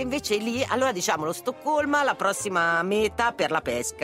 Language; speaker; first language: Italian; native; Italian